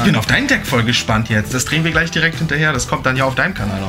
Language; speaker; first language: German; native; German